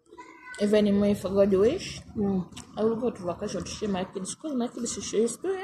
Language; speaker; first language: English; non-native, learner; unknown